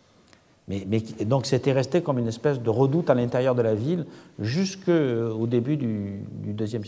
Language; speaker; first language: French; native; French